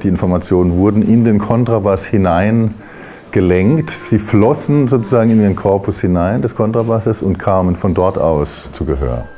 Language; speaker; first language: German; native; German